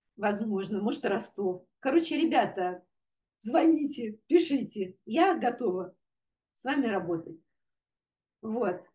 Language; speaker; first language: Russian; native; Russian